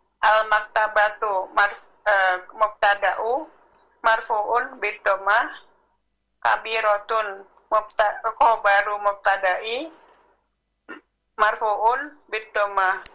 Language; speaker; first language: Arabic; non-native, learner; Indonesian